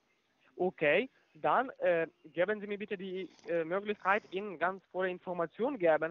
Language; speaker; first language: German; non-native, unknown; Russian